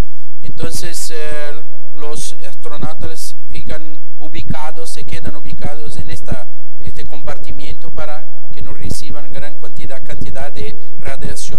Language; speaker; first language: Spanish; non-native, fluent; Portuguese